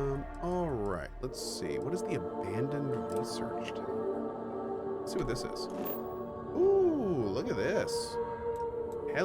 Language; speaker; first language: English; native; English